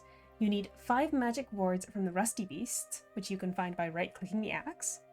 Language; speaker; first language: English; native; English